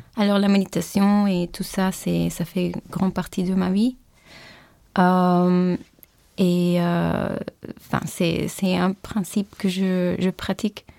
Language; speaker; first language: French; non-native, fluent; Turkish